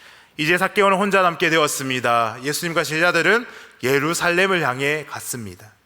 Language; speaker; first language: Korean; native; Korean